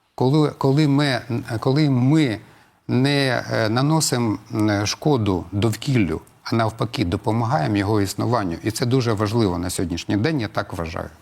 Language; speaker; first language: Ukrainian; non-native, local second language; Russian